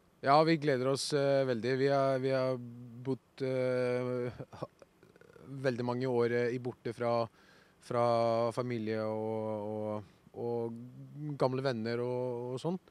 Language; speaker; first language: Norwegian; non-native, fluent; Icelandic